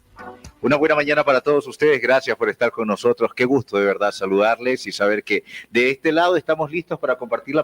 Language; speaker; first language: Spanish; native; Spanish